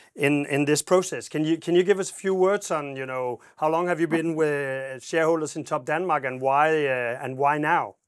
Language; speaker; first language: English; non-native, fluent; Danish